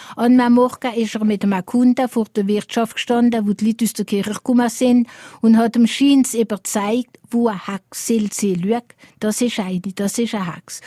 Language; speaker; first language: German; non-native, local second language; Swiss German